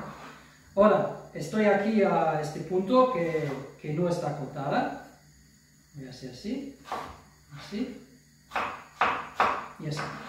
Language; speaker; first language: Spanish; non-native, fluent; German